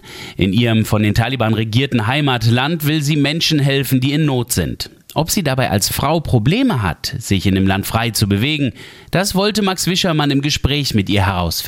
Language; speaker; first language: German; native; German